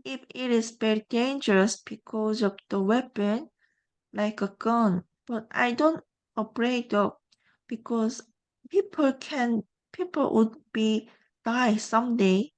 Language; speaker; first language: English; non-native, learner; Korean